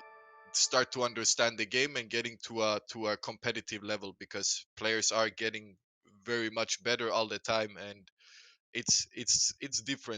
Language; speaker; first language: English; non-native, fluent; Swedish